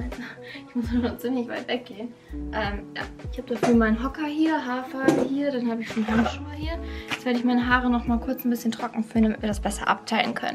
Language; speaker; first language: German; native; German